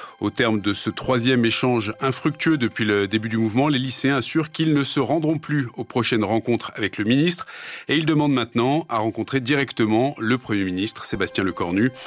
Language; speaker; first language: French; native; French